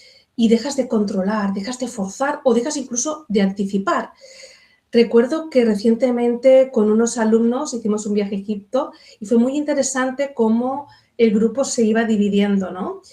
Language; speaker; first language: Spanish; native; Spanish